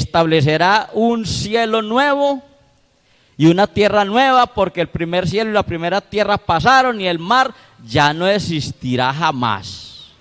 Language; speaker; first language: Spanish; native; Spanish